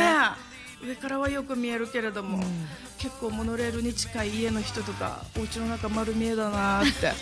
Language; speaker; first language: Japanese; native; Japanese